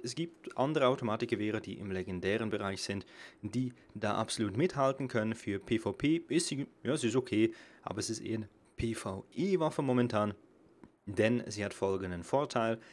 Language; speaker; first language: German; native; German